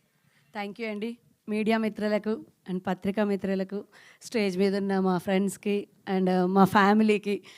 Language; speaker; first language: Telugu; native; Telugu